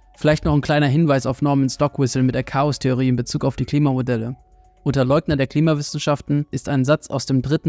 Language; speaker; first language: German; native; German